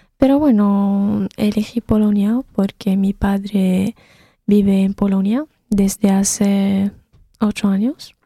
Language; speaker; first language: Spanish; non-native, fluent; Arabic